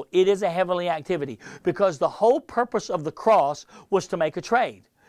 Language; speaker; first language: English; native; English